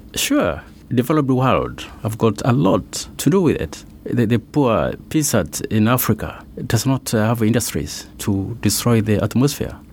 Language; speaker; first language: English; non-native, local second language; Meru